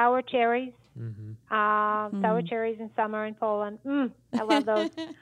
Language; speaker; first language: English; non-native, fluent; Polish